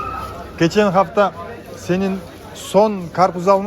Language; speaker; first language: Turkish; non-native, learner; Kazakh